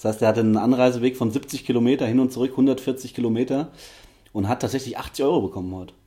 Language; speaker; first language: German; native; German